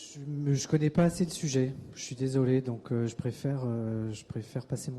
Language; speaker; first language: French; native; French